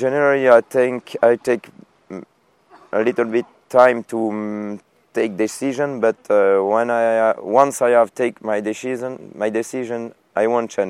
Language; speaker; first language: English; non-native, fluent; French